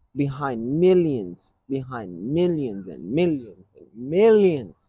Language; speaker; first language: English; early bilingual, other home language; Spanish